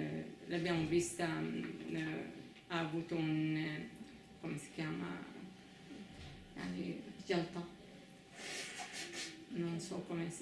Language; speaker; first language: Italian; non-native, fluent; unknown